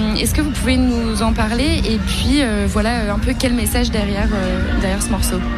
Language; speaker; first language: French; native; French